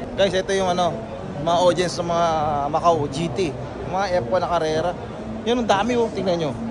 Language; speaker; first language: Filipino; native; Filipino